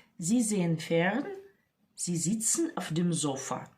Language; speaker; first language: German; non-native, fluent; Ukrainian